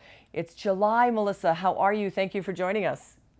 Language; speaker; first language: English; native; English